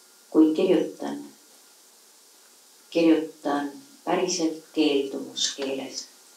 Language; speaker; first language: Estonian; native; Estonian